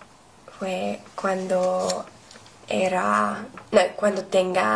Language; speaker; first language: Spanish; non-native, learner; English